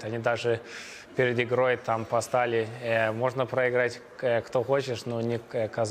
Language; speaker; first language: Russian; early bilingual, heritage; Russian